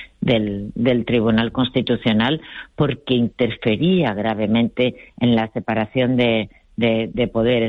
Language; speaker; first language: Spanish; native; Spanish